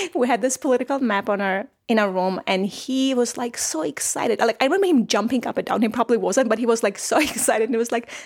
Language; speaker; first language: English; non-native, fluent; Armenian